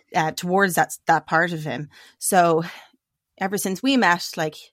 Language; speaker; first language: English; native; English